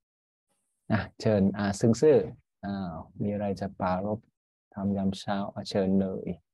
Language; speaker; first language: Thai; native; Thai